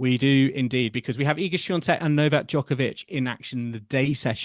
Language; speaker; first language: English; native; English